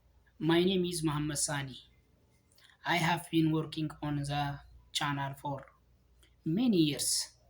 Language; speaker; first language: English; non-native, learner; Amharic